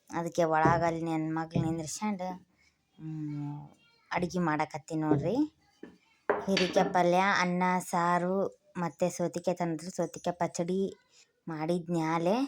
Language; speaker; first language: Kannada; native; Kannada